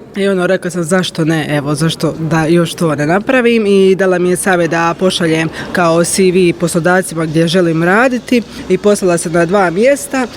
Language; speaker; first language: Bosnian; native; Bosnian